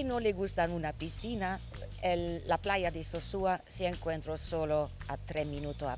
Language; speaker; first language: Spanish; non-native, learner; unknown